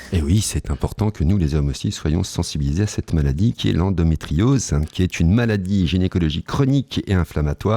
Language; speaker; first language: French; native; French